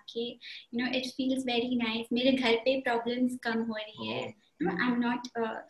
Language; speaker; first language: English; non-native, local second language; Marathi